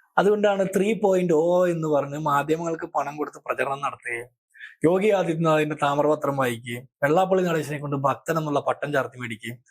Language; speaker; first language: Malayalam; native; Malayalam